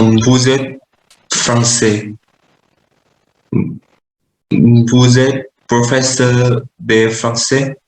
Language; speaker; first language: French; non-native, learner; Vietnamese